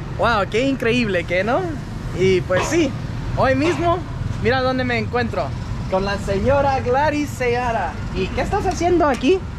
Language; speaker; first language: Spanish; early bilingual, heritage; Spanish